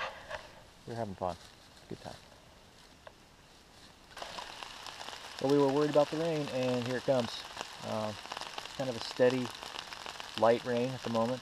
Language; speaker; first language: English; native; English